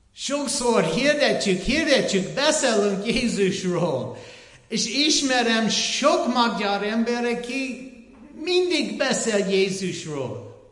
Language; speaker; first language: Hungarian; non-native, learner; English